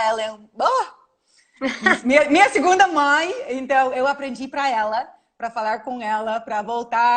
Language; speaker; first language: Portuguese; non-native, fluent; English